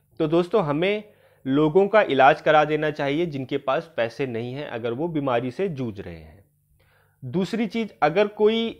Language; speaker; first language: Hindi; native; Hindi